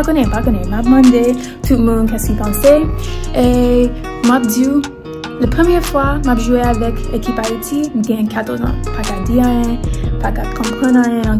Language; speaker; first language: Haitian Creole; non-native, learner; English